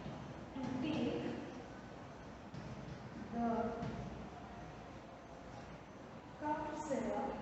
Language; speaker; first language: English; non-native, local second language; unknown